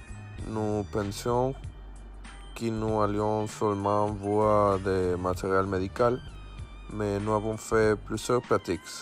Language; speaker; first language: French; non-native, learner; Spanish